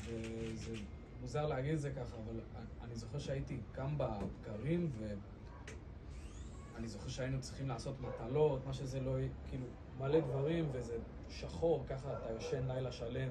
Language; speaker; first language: Hebrew; non-native, fluent; English